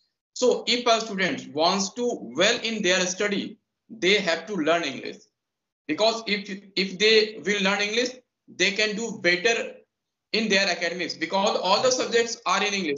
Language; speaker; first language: English; non-native, local second language; Hindi